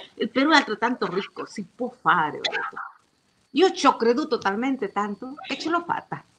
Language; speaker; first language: Italian; non-native, fluent; Spanish